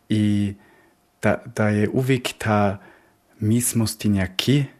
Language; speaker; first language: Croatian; early bilingual, heritage; Croatian